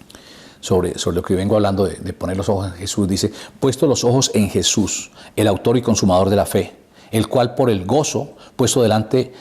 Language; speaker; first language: Spanish; native; Spanish